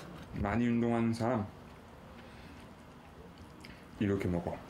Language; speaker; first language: Korean; non-native, learner; French